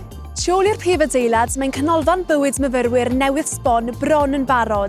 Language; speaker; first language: Welsh; native; Welsh